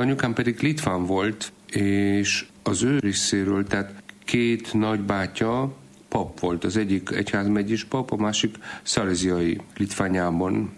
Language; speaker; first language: Hungarian; non-native, fluent; Polish